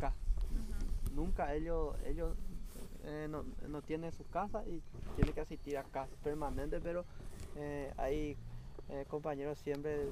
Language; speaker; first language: Spanish; non-native, local second language; Guarani